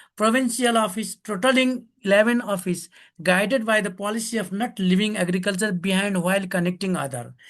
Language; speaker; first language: English; non-native, local second language; Nepali